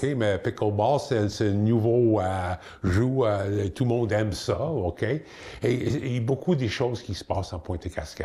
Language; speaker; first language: French; non-native, local second language; English